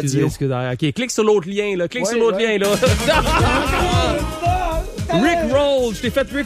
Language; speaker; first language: French; native; French